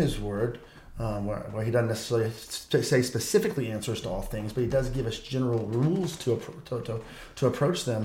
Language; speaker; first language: English; native; English